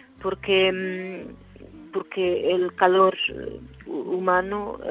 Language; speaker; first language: Spanish; non-native, learner; Portuguese